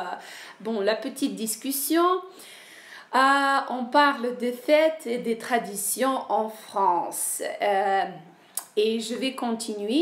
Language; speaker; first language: French; non-native, fluent; Ukrainian